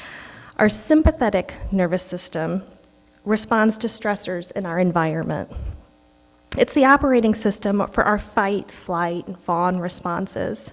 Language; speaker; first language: English; native; English